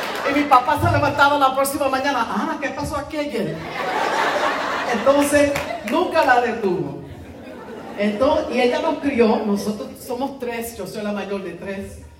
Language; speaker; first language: Spanish; native; Spanish